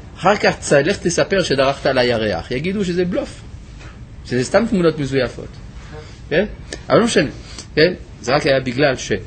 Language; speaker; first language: Hebrew; non-native, fluent; French